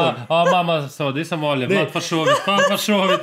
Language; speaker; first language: Swedish; non-native, learner; Russian